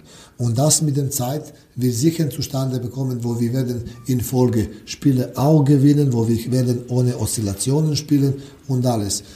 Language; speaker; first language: German; non-native, learner; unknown